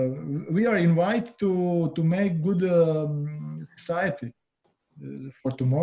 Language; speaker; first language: English; non-native, learner; Croatian